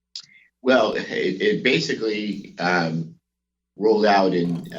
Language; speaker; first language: English; native; English